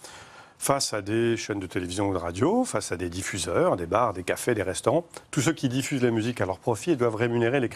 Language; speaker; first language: French; native; French